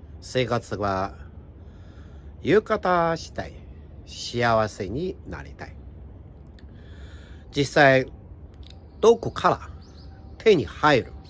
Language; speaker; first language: Japanese; non-native, fluent; Chinese